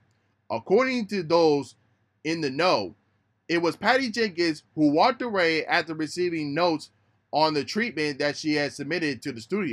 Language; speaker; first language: English; native; English